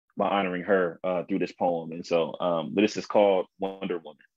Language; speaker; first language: English; native; English